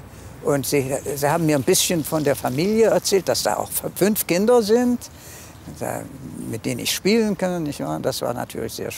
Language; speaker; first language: German; early bilingual, heritage; German